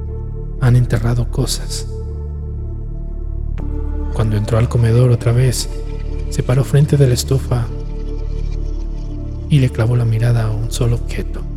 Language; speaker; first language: Spanish; native; Spanish